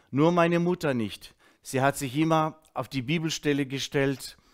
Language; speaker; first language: German; early bilingual, heritage; Russian